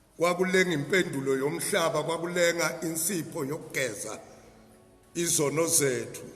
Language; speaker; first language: Zulu; non-native, local second language; Swati